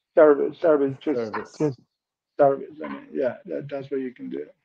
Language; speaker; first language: English; non-native, fluent; Spanish